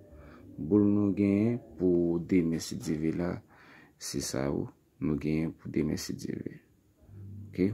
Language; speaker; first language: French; non-native, learner; Haitian Creole